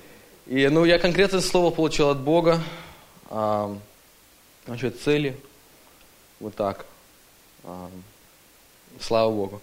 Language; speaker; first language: Russian; early bilingual, heritage; Russian